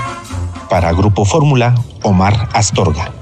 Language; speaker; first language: Spanish; native; Spanish